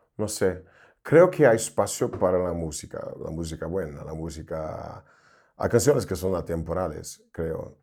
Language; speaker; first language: Spanish; non-native, fluent; Portuguese